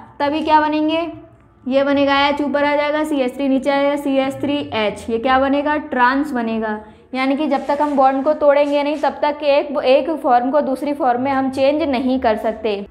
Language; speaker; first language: Hindi; native; Hindi